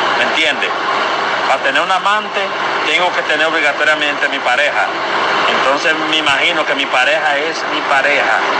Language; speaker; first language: Spanish; early bilingual, heritage; Spanish